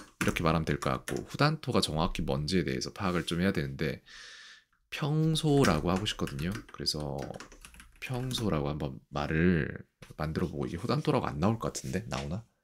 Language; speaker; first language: Korean; native; Korean